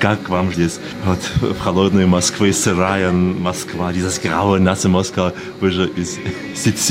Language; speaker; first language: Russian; non-native, fluent; German